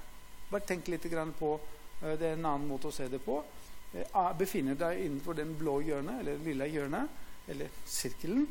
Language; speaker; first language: Norwegian; non-native, fluent; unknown